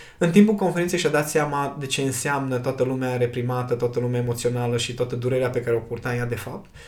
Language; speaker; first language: Romanian; native; Romanian